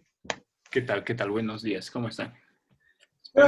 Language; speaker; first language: Spanish; native; Spanish